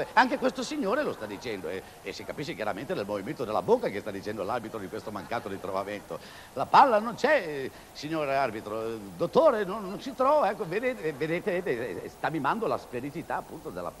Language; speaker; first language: Italian; native; Italian